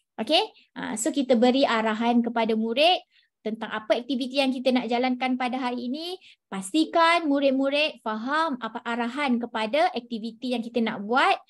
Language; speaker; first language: Malay; native; Malay